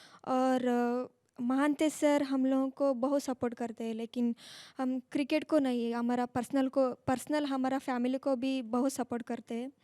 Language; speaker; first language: Hindi; non-native, local second language; Kannada